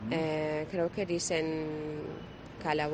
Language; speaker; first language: Spanish; non-native, learner; Persian